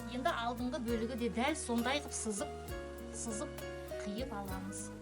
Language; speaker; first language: Kazakh; native; Kazakh